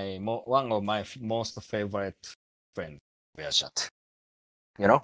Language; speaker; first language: English; non-native, learner; Japanese